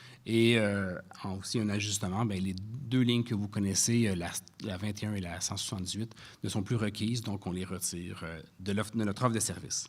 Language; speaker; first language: French; native; French